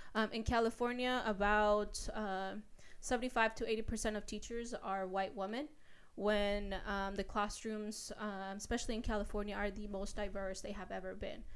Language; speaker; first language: English; early bilingual, other home language; Spanish